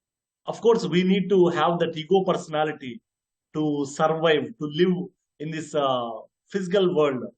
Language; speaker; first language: English; non-native, local second language; Telugu